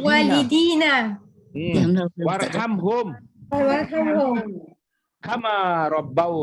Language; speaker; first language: Arabic; non-native, fluent; Malay